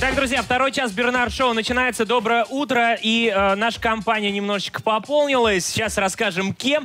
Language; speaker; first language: Russian; native; Russian